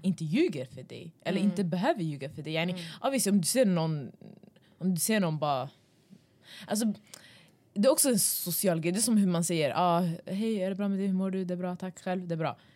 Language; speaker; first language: Swedish; early bilingual, other home language; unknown